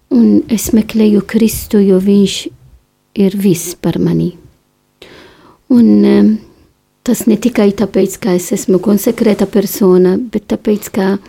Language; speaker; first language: Latvian; non-native, fluent; Maltese